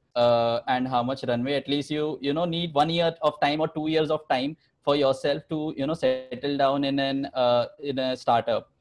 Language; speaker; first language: English; non-native, local second language; Hindi